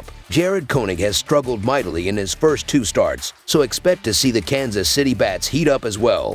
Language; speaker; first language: English; native; English